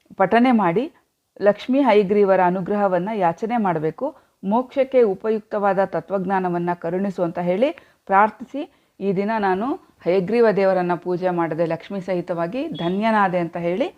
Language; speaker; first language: Kannada; native; Kannada